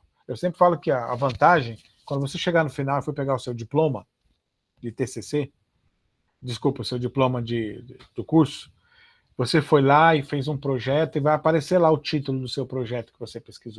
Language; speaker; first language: Portuguese; native; Portuguese